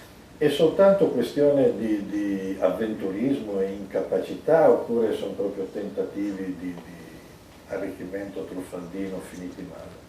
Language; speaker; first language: Italian; native; Italian